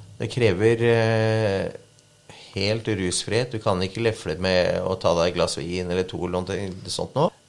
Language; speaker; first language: Norwegian; native; Norwegian